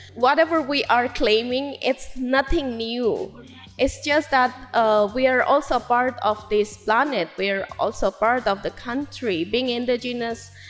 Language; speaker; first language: English; non-native, local second language; Kok Borok